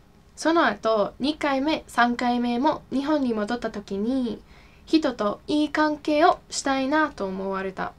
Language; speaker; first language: Japanese; non-native, fluent; English